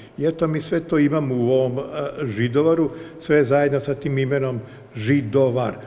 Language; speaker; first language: Serbian; native; Serbian